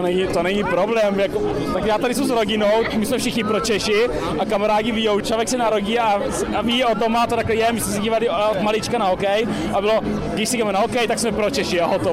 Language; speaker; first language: Czech; early bilingual, heritage; Czech